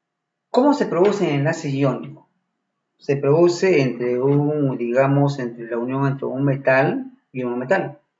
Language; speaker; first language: Spanish; native; Spanish